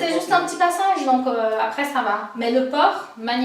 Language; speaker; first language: French; non-native, fluent; Portuguese